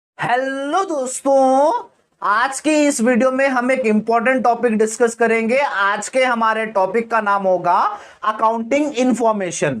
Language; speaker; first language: Hindi; native; Hindi